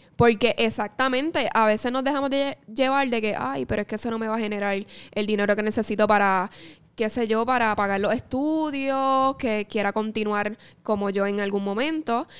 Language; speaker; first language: Spanish; native; Spanish